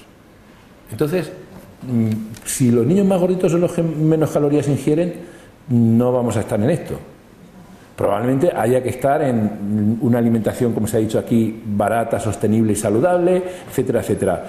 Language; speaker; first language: Spanish; native; Spanish